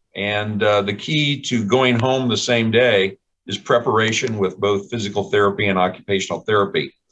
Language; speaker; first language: English; native; English